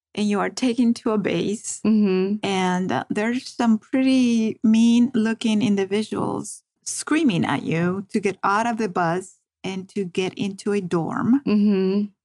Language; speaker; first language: English; early bilingual, other home language; Spanish